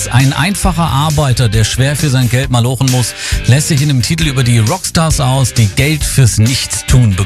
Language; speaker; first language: German; native; German